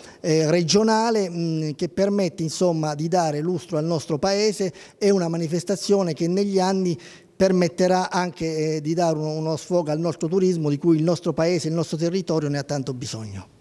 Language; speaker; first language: Italian; native; Italian